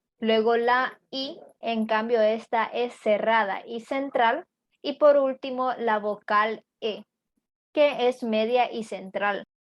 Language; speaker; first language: Spanish; native; Spanish